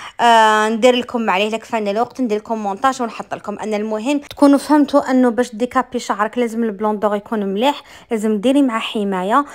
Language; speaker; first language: Arabic; native; Arabic